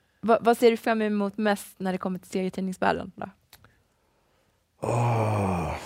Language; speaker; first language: Swedish; native; Swedish